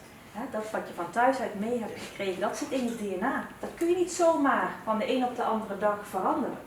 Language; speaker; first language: Dutch; early bilingual, other home language; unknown